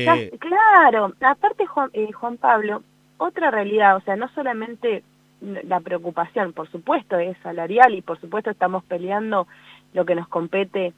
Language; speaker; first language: Spanish; native; Spanish